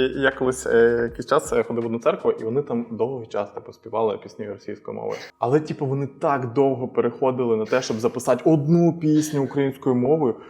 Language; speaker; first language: Ukrainian; non-native, local second language; Russian